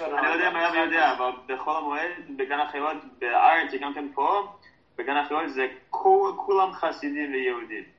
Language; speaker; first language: Hebrew; non-native, fluent; English